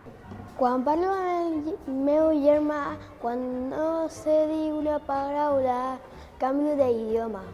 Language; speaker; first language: Catalan; early bilingual, other home language; Urdu